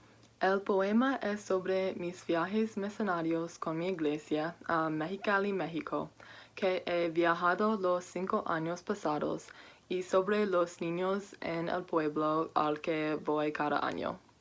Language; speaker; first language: Spanish; non-native, learner; English